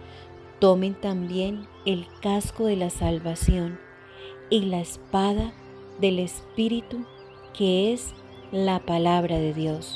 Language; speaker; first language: Spanish; native; Spanish